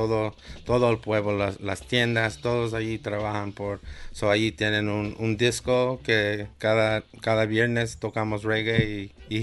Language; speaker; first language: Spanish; early bilingual, heritage; Spanish